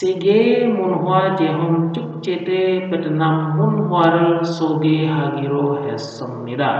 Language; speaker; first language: Korean; non-native, fluent; Indonesian